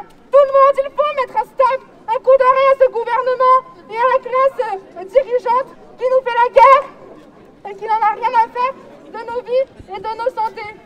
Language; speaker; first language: French; native; French